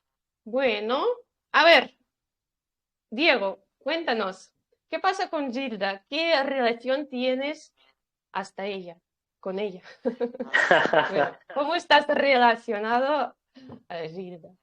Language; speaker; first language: Spanish; non-native, fluent; Russian